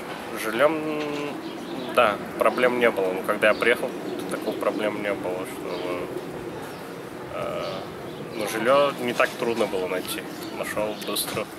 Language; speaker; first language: Russian; non-native, local second language; Uzbek